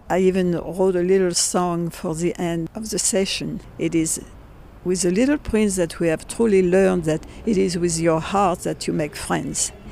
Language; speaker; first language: English; non-native, fluent; French